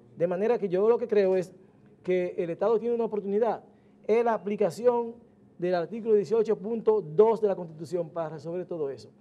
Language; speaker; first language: Spanish; native; Spanish